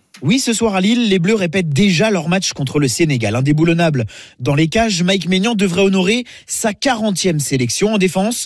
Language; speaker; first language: French; native; French